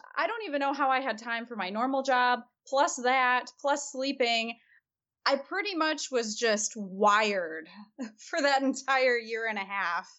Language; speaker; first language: English; native; English